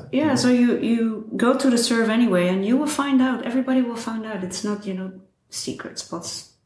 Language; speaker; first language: English; non-native, fluent; Dutch